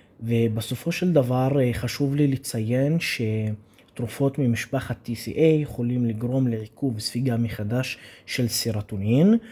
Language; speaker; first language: Hebrew; non-native, local second language; Arabic